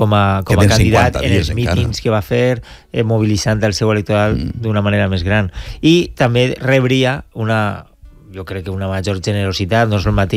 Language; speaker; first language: Catalan; native; Catalan